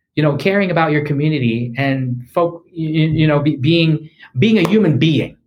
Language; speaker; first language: English; native; English